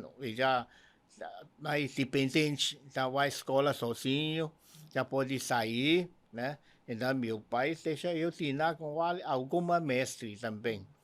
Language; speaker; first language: Portuguese; non-native, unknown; Cantonese